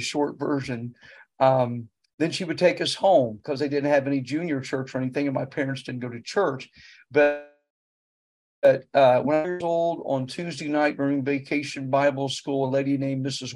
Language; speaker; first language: English; native; English